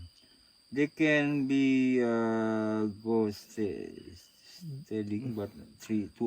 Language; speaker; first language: English; non-native, learner; Indonesian